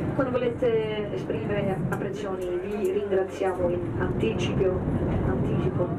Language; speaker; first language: Italian; non-native, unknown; Dutch